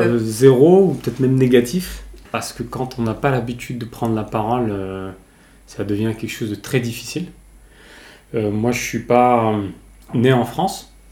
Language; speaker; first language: French; early bilingual, other home language; Kabyle